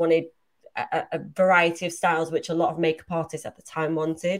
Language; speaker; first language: English; native; English